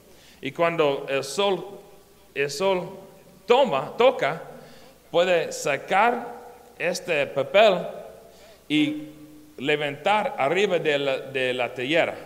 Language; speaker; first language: Spanish; non-native, learner; English